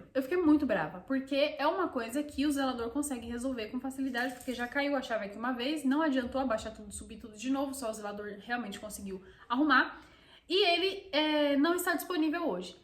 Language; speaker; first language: Portuguese; native; Portuguese